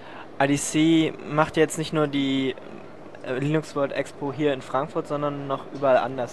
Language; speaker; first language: German; native; German